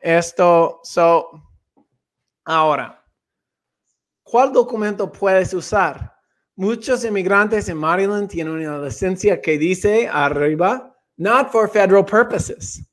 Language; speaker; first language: Spanish; non-native, fluent; English